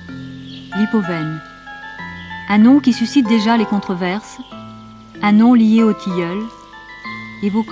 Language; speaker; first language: French; native; French